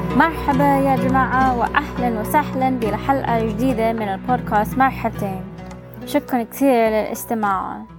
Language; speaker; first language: Arabic; non-native, learner; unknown